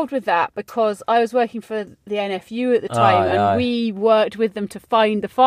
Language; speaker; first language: English; native; English